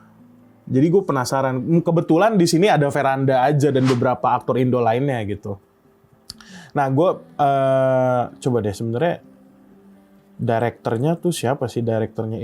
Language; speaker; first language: Indonesian; native; Indonesian